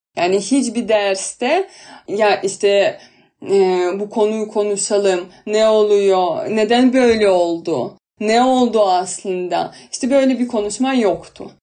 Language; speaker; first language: Turkish; non-native, fluent; Russian